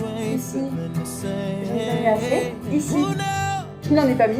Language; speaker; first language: French; native; French